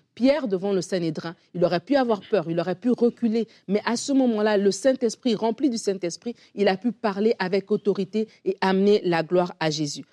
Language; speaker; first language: French; native; French